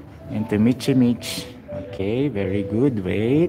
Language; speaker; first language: English; non-native, local second language; Filipino